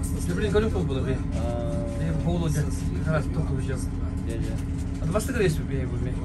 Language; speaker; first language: Russian; native; Russian